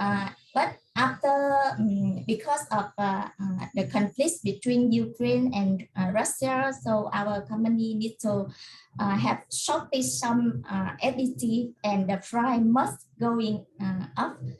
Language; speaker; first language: English; non-native, learner; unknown